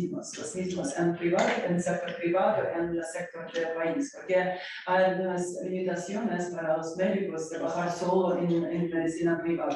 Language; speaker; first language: Spanish; non-native, learner; Ukrainian